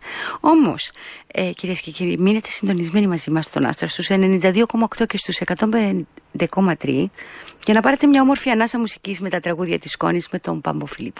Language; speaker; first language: Greek; native; Greek